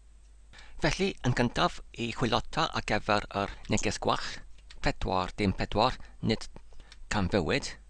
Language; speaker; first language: Welsh; non-native, learner; English